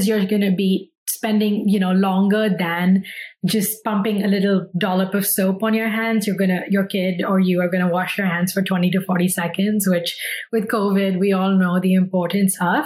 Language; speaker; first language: English; non-native, local second language; Hindi